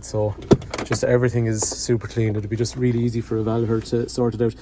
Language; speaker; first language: English; native; English